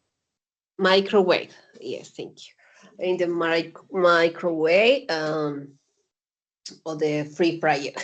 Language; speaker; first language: English; non-native, learner; Spanish